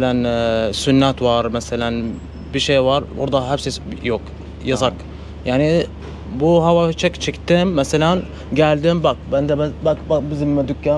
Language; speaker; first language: Turkish; non-native, learner; Arabic